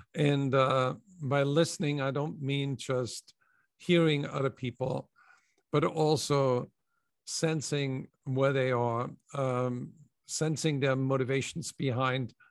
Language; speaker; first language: English; non-native, fluent; German